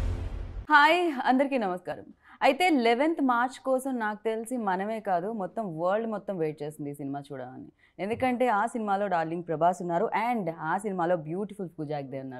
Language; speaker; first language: Telugu; native; Telugu